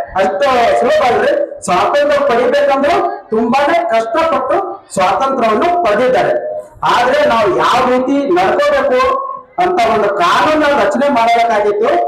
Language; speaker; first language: Kannada; non-native, local second language; Lambadi